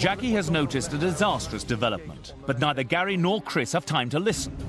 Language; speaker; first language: English; native; English